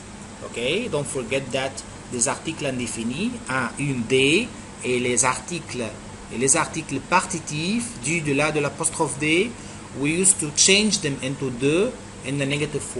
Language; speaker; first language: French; non-native, fluent; Arabic